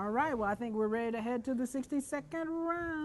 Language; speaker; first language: English; native; English